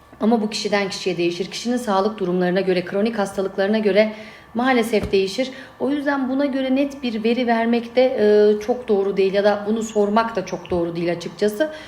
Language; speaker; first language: Turkish; native; Turkish